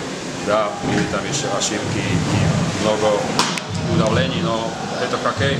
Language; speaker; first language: Russian; non-native, learner; Slovak